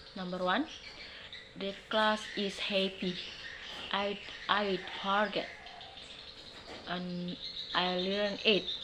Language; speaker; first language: English; non-native, learner; Indonesian